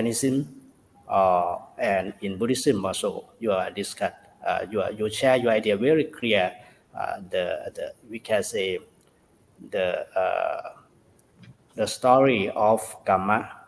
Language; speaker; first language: English; non-native, learner; Thai